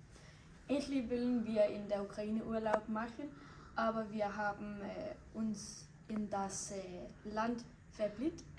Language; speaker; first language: German; non-native, learner; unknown